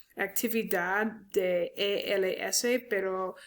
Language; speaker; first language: Spanish; non-native, learner; English